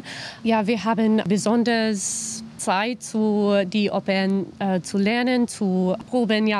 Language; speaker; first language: German; non-native, learner; English